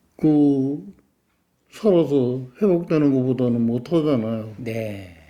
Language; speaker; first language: Korean; native; Korean